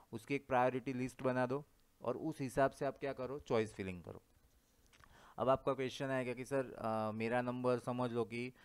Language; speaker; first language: Hindi; non-native, local second language; Gujarati